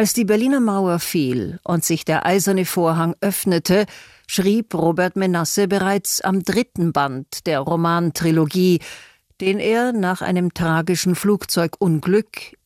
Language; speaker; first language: German; native; German